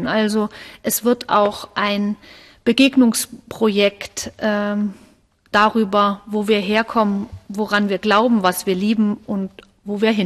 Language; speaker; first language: German; native; German